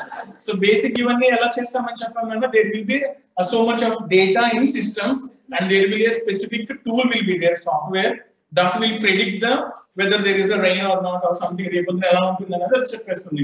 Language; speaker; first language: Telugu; native; Telugu